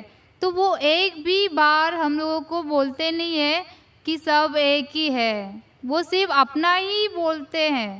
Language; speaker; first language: Hindi; non-native, local second language; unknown